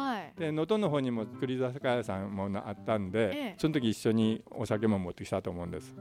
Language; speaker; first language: Japanese; native; Japanese